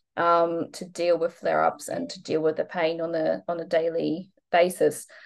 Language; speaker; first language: English; non-native, fluent; Polish